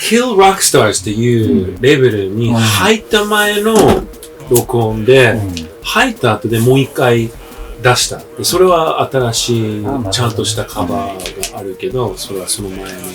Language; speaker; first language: Japanese; non-native, fluent; English